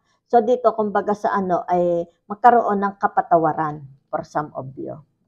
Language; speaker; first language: Filipino; native; Filipino